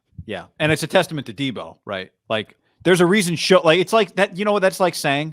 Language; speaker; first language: English; native; English